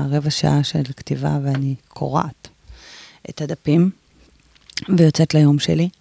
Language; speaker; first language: Hebrew; native; Hebrew